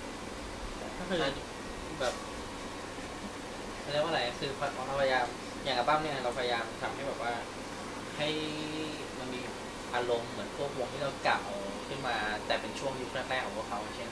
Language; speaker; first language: Thai; native; Thai